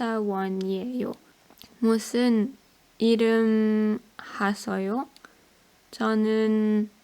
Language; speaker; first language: Korean; non-native, learner; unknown